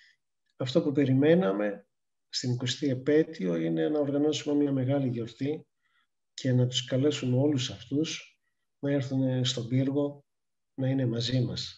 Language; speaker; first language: Greek; native; Greek